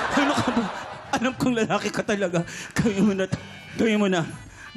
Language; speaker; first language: Filipino; native; Filipino